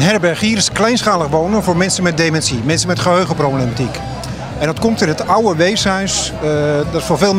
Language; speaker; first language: Dutch; native; Dutch